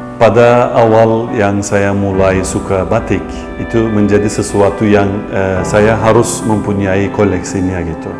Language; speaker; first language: Indonesian; non-native, fluent; Turkish